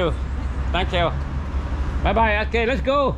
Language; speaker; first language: English; non-native, learner; Hmong